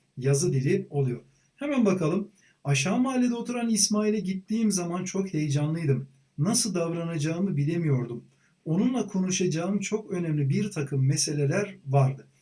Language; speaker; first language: Turkish; native; Turkish